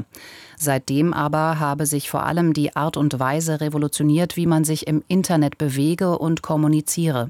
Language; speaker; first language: German; native; German